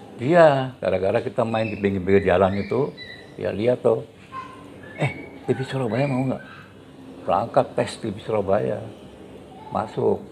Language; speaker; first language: Indonesian; native; Indonesian